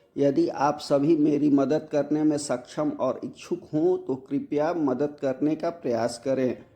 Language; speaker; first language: Hindi; native; Hindi